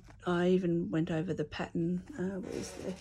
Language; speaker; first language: English; native; English